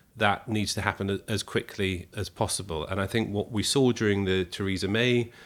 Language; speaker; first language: English; native; English